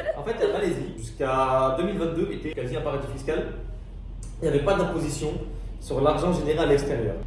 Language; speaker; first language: French; early bilingual, other home language; Arabic